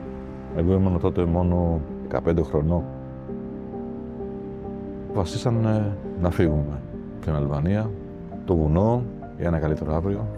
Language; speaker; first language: Greek; non-native, fluent; Albanian